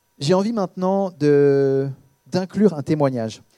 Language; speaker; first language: French; native; French